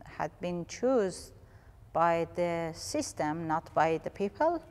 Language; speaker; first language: English; non-native, learner; Persian